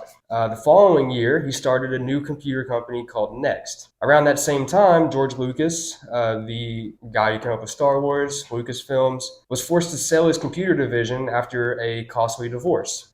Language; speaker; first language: English; native; English